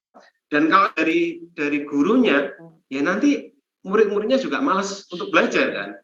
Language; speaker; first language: Indonesian; non-native, fluent; English